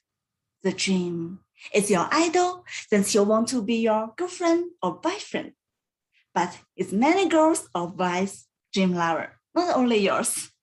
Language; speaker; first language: English; non-native, learner; Chinese